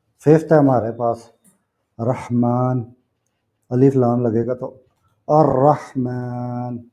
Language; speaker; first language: Urdu; non-native, local second language; Punjabi